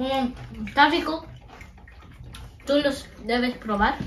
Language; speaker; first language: Spanish; early bilingual, heritage; Spanish